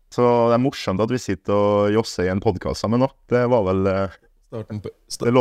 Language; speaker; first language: Norwegian; early bilingual, other home language; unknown